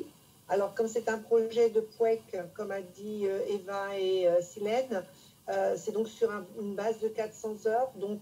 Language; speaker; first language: French; native; French